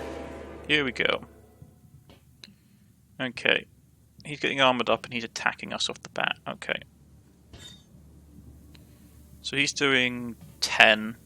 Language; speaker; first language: English; native; English